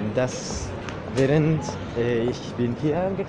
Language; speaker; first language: German; non-native, learner; Italian